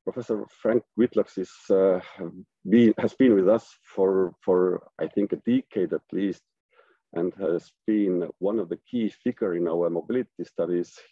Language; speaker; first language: English; non-native, fluent; Estonian